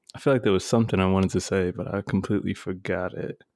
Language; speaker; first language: English; early bilingual, other home language; Spanish